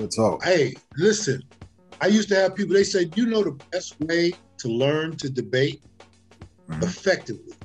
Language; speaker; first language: English; native; English